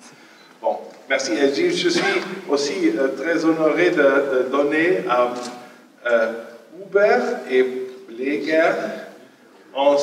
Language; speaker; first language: French; non-native, learner; German